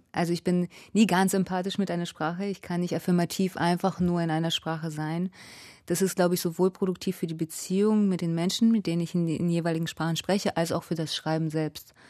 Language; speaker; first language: German; early bilingual, other home language; Russian